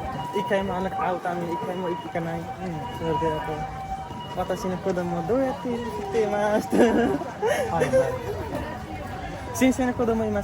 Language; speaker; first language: Japanese; non-native, learner; Nepali